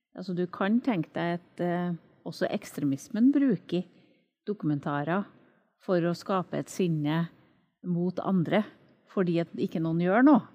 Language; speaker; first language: Norwegian; native; Norwegian